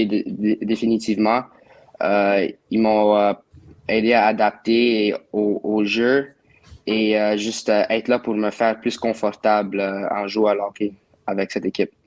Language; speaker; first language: French; non-native, local second language; English